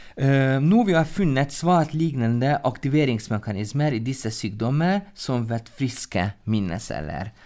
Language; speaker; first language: Norwegian; non-native, fluent; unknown